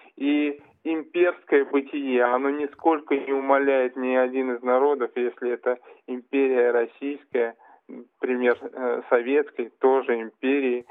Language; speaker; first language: Russian; native; Russian